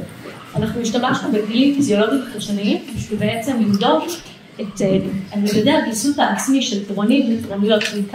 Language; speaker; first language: Hebrew; native; Hebrew